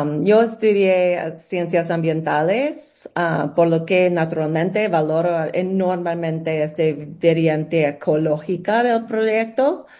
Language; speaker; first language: Spanish; non-native, learner; English